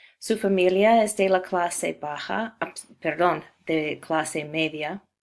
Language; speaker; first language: Spanish; non-native, fluent; English